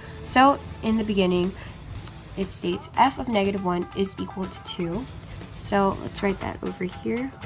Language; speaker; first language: English; native; English